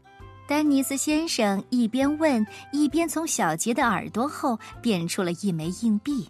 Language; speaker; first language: Chinese; native; Chinese